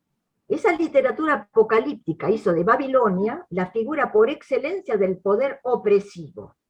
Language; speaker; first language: Spanish; native; Spanish